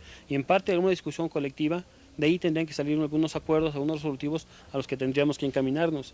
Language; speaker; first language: Spanish; native; Spanish